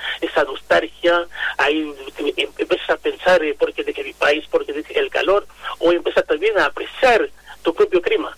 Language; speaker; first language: Spanish; non-native, fluent; Haitian Creole